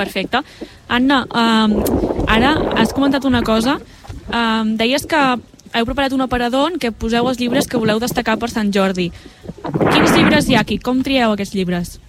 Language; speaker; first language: Catalan; native; Catalan